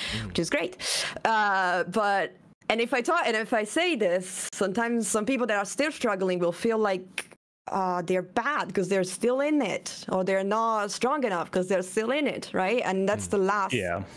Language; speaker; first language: English; non-native, fluent; Italian